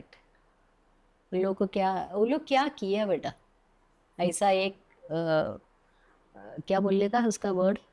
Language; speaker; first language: Hindi; non-native, local second language; Malayalam